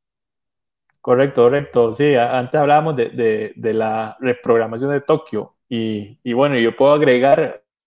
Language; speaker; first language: Spanish; native; Spanish